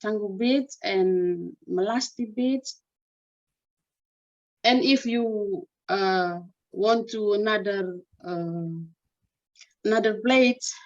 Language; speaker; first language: English; non-native, learner; Indonesian